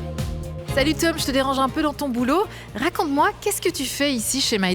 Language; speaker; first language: French; native; French